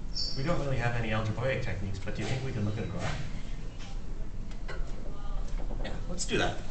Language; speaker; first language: English; native; English